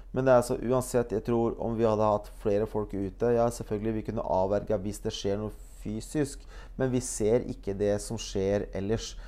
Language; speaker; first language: Norwegian; early bilingual, other home language; Bosnian